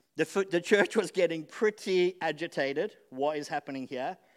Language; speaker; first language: English; native; English